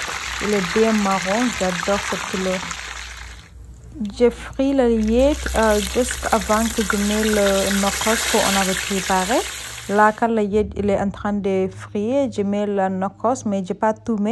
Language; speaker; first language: French; non-native, learner; Soninke